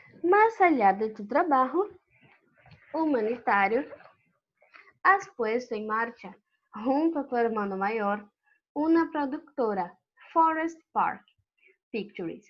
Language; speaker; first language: Spanish; non-native, fluent; Portuguese